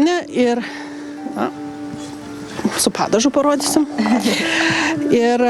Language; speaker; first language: Lithuanian; native; Lithuanian